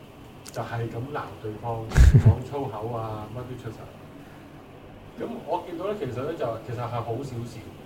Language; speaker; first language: Cantonese; native; Cantonese